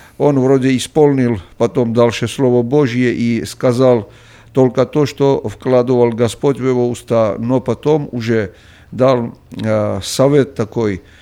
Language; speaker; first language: Russian; non-native, local second language; Georgian